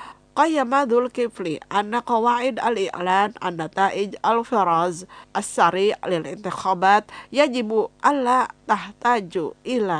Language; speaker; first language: Arabic; non-native, fluent; Indonesian